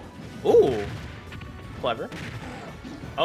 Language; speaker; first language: English; native; English